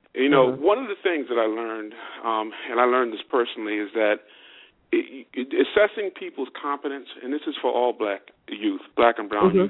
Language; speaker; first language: English; native; English